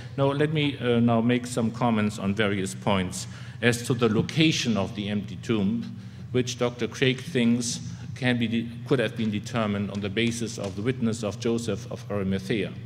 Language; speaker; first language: English; non-native, fluent; German